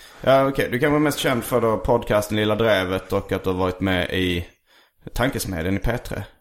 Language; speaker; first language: Swedish; native; Swedish